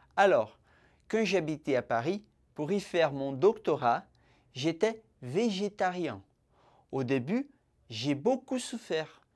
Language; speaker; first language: French; non-native, fluent; Portuguese